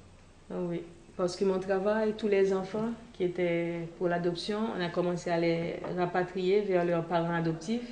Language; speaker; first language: French; non-native, local second language; Haitian Creole